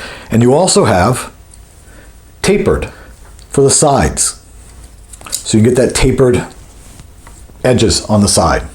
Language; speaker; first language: English; native; English